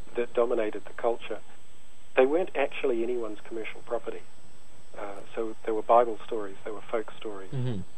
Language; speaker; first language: English; native; English